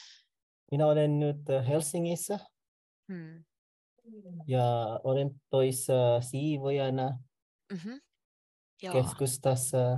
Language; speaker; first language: Finnish; non-native, learner; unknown